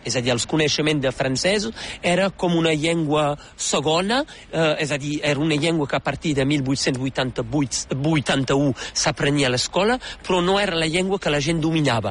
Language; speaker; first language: Catalan; native; Catalan